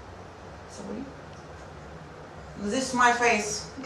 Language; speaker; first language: English; non-native, learner; Russian